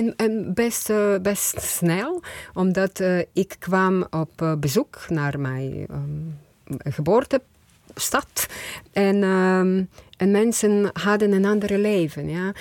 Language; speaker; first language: Dutch; non-native, fluent; Croatian